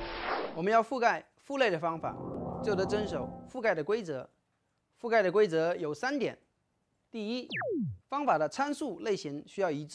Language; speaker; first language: Chinese; native; Chinese